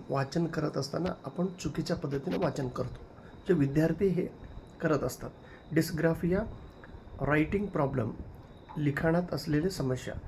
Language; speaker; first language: Marathi; non-native, local second language; Kannada